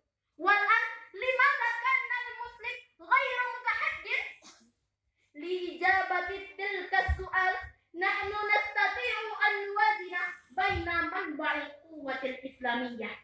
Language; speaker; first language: Arabic; non-native, learner; Indonesian